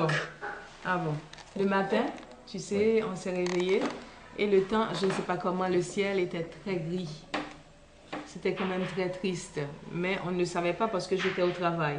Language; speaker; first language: French; non-native, local second language; Haitian Creole